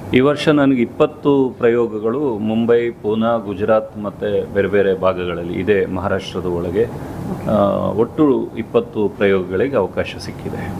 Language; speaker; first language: Kannada; native; Kannada